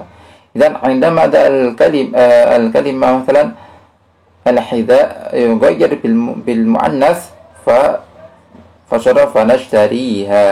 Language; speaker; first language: Arabic; non-native, fluent; Indonesian